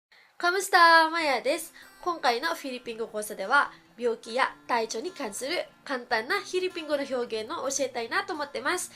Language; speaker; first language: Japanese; early bilingual, heritage; Filipino